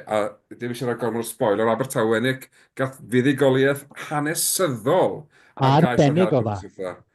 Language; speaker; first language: Welsh; native; Welsh